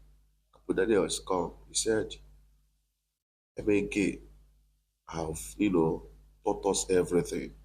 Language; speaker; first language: English; non-native, local second language; Igbo